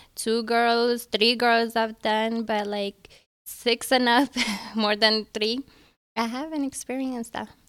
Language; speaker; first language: English; early bilingual, other home language; Arabic